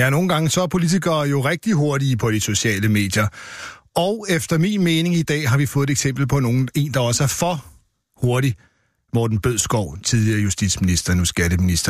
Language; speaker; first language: Danish; native; Danish